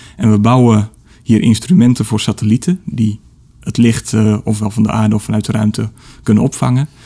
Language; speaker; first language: Dutch; native; Dutch